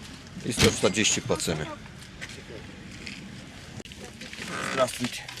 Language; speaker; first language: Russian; non-native, learner; Polish